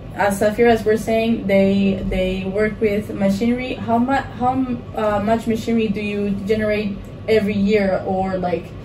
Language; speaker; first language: English; non-native, fluent; Spanish